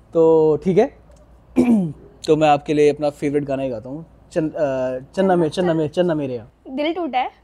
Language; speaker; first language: Hindi; native; Hindi